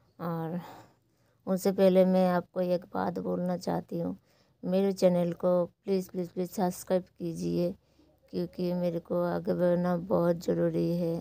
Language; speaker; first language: Hindi; non-native, local second language; Bangla